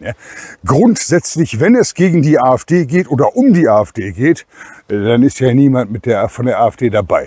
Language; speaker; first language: German; native; German